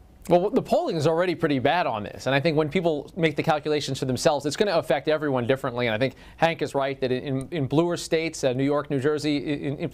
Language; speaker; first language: English; native; English